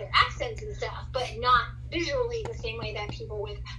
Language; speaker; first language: English; early bilingual, other home language; Spanish